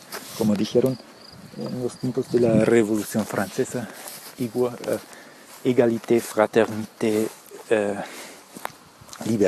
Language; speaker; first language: Spanish; early bilingual, heritage; Spanish